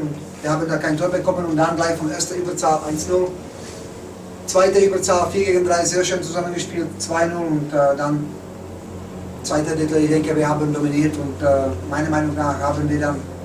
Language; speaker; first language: German; non-native, fluent; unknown